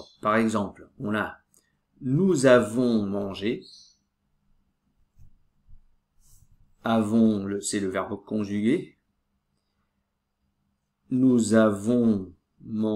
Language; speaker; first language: French; native; French